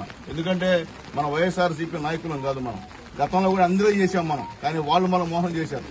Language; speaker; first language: Telugu; native; Telugu